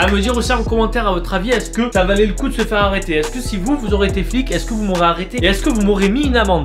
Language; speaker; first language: French; native; French